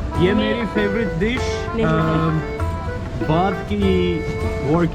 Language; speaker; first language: Hindi; non-native, learner; Turkish